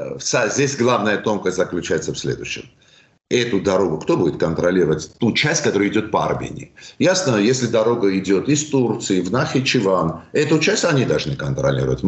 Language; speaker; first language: Russian; non-native, local second language; Armenian